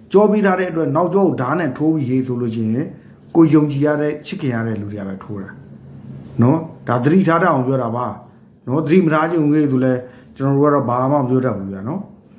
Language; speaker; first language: Burmese; native; Burmese